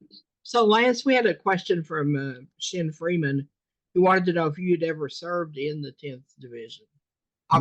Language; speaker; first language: English; native; English